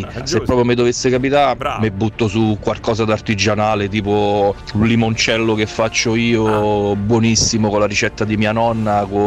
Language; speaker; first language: Italian; native; Italian